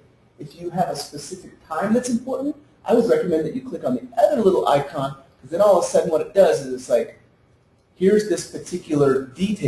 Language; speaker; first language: English; native; English